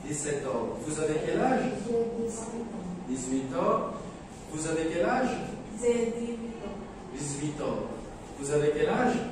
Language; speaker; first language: French; non-native, fluent; Indonesian